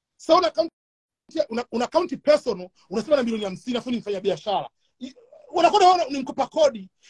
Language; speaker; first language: Swahili; native; Swahili